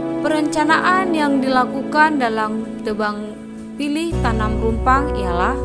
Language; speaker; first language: Indonesian; native; Indonesian